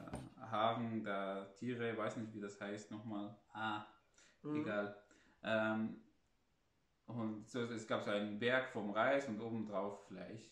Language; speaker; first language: German; non-native, fluent; Arabic